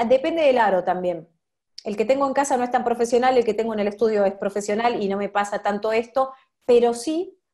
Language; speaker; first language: Spanish; native; Spanish